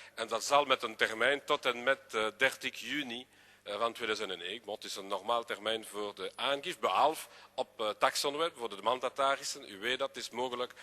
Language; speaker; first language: Dutch; non-native, local second language; French